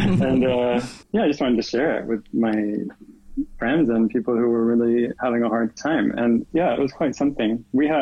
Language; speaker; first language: English; native; English